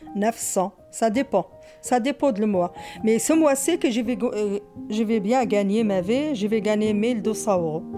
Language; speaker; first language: French; non-native, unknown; Arabic